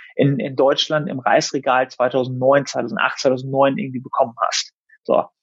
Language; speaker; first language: German; native; German